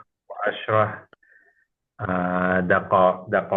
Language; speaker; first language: Arabic; non-native, learner; Indonesian